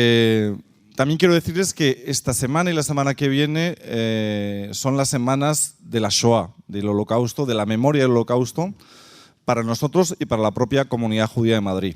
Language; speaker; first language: Spanish; native; Spanish